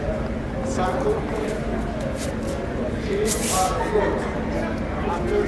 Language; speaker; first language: English; non-native, learner; Spanish